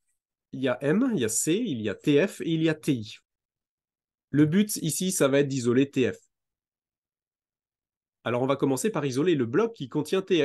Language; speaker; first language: French; native; French